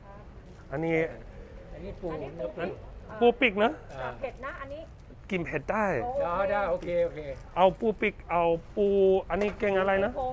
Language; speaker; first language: Thai; non-native, learner; English